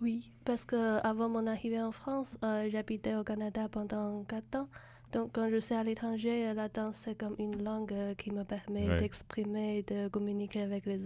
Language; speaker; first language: French; non-native, fluent; Chinese